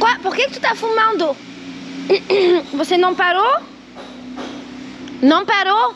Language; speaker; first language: Portuguese; non-native, learner; French